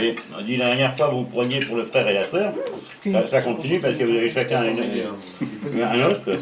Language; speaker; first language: French; native; French